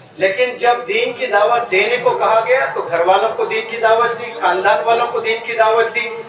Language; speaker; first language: Urdu; native; Urdu